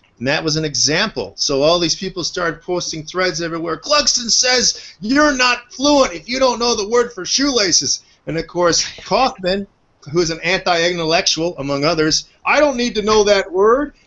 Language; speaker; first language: English; native; English